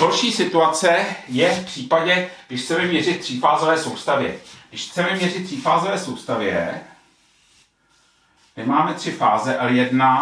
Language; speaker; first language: Czech; native; Czech